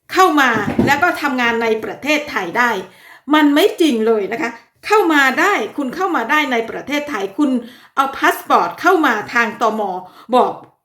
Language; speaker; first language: Thai; native; Thai